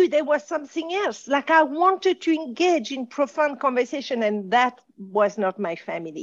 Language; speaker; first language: English; non-native, fluent; French